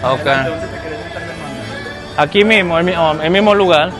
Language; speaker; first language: Spanish; non-native, learner; English